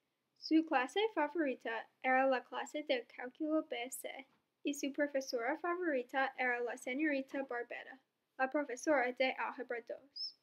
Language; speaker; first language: Spanish; non-native, learner; English